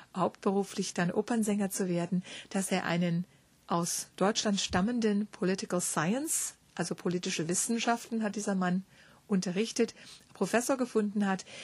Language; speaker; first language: German; native; German